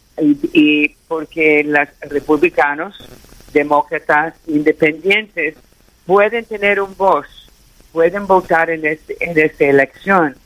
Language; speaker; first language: Spanish; early bilingual, heritage; Spanish